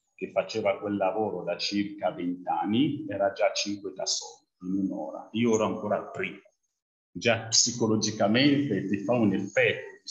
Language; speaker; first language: Italian; non-native, fluent; French